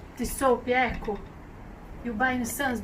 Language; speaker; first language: English; non-native, learner; Portuguese